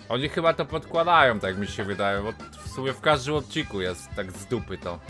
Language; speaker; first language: Polish; native; Polish